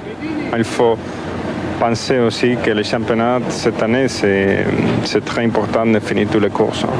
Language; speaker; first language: French; non-native, learner; Spanish